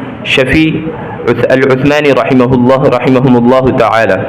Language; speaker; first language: Arabic; non-native, learner; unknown